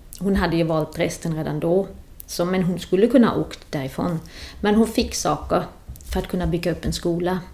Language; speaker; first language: Swedish; non-native, fluent; German